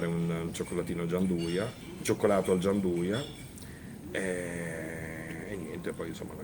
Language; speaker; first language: Italian; native; Italian